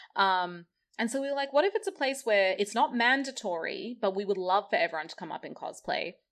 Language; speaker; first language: English; native; English